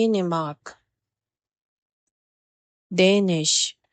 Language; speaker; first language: German; non-native, fluent; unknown